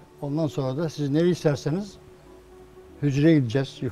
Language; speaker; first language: Turkish; native; Turkish